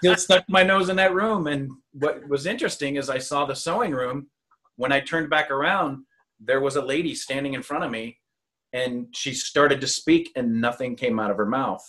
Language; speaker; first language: English; native; English